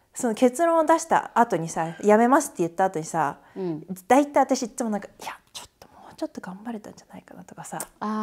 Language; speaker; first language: Japanese; native; Japanese